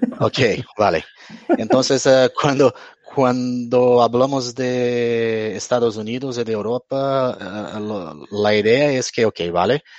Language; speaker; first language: Spanish; non-native, fluent; Portuguese